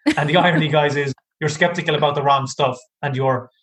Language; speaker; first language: English; native; English